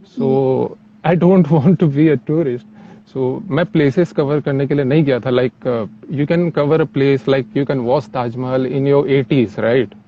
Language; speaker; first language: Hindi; native; Hindi